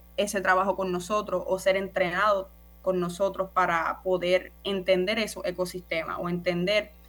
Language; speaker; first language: Spanish; native; Spanish